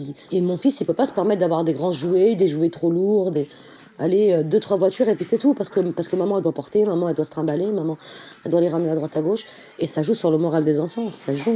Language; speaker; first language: French; native; French